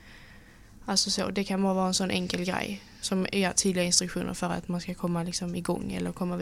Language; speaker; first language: Swedish; native; Swedish